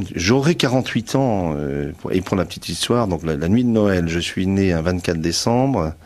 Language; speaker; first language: French; native; French